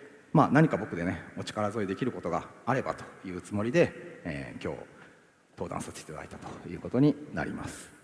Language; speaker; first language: Japanese; native; Japanese